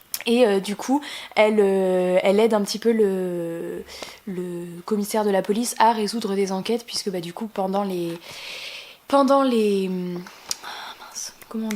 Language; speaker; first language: French; native; French